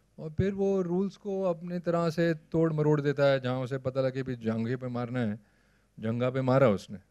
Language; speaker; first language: Hindi; native; Hindi